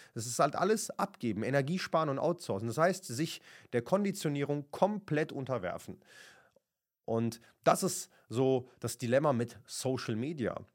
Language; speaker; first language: German; early bilingual, other home language; Kurdish